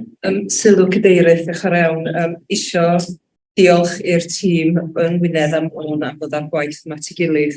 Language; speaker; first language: Welsh; native; Welsh